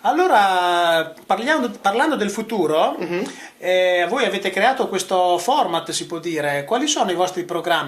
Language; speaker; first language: Italian; native; Italian